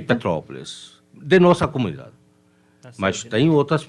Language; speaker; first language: Portuguese; non-native, fluent; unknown